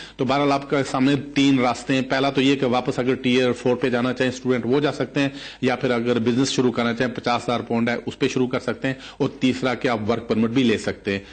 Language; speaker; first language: Urdu; native; Urdu